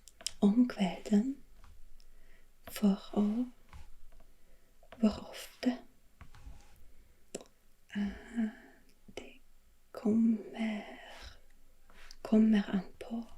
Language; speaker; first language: Norwegian; non-native, learner; German